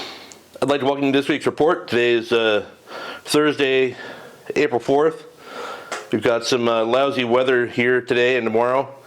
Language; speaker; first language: English; native; English